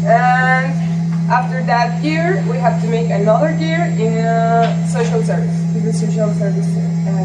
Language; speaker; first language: English; non-native, learner; Spanish